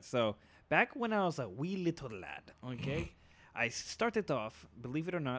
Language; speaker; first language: English; early bilingual, other home language; Spanish